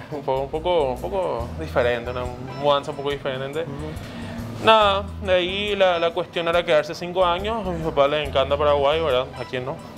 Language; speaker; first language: Spanish; early bilingual, other home language; Portuguese